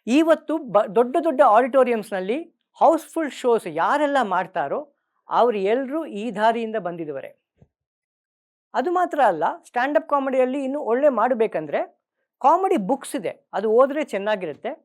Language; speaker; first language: Kannada; non-native, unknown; Tamil